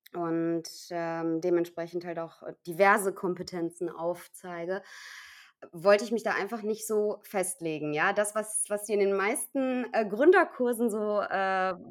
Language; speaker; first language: German; native; German